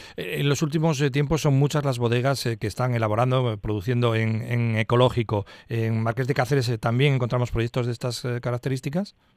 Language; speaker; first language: Spanish; native; Spanish